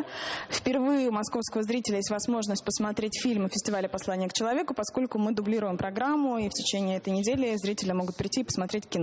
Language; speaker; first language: Russian; native; Russian